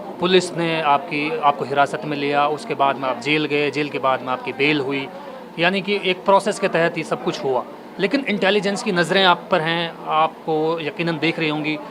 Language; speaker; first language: Hindi; native; Hindi